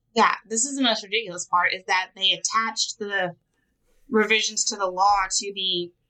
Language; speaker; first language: English; native; English